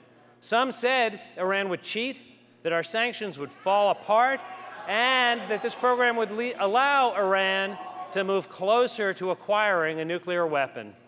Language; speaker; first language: English; native; English